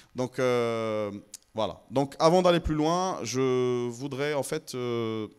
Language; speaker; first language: French; non-native, local second language; Arabic